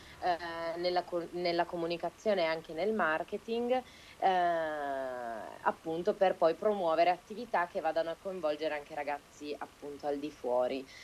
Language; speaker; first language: Italian; native; Italian